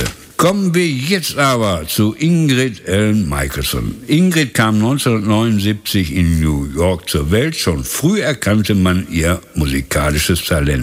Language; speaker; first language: German; native; German